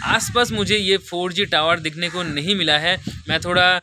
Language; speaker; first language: Hindi; non-native, local second language; Bangla